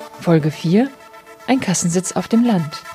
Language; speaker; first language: German; native; German